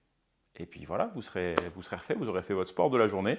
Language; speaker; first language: French; native; French